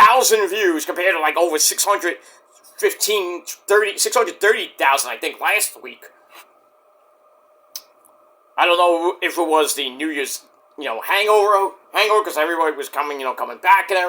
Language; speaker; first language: English; native; English